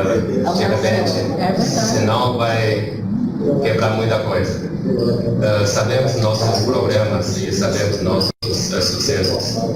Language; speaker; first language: Portuguese; non-native, learner; Chinese